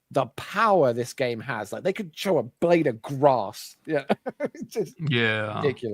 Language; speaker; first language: English; native; English